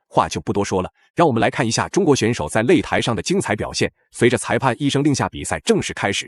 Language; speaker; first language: Chinese; native; Chinese